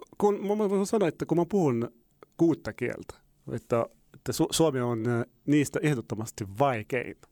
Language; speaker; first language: Finnish; non-native, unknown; Arabic